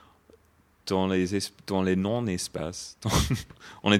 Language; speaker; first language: French; non-native, fluent; German